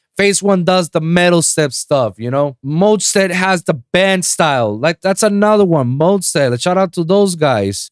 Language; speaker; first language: English; non-native, local second language; Spanish